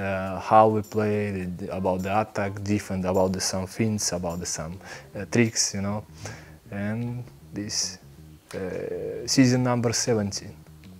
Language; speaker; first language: English; non-native, learner; Belarusian